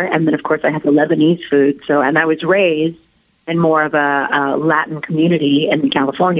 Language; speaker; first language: English; native; English